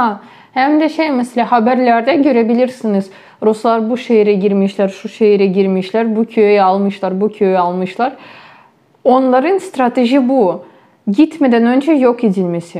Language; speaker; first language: Turkish; non-native, fluent; Ukrainian